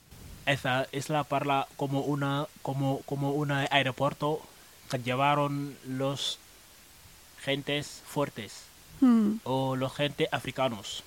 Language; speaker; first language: Spanish; non-native, learner; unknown